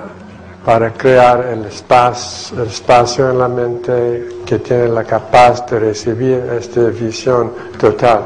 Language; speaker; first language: Spanish; non-native, fluent; English